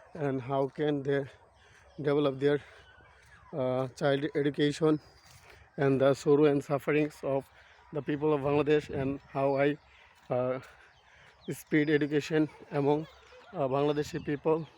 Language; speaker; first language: English; non-native, local second language; Bangla